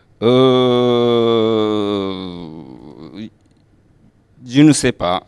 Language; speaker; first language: French; non-native, fluent; Japanese